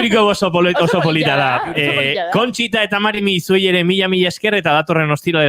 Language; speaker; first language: Basque; native; Basque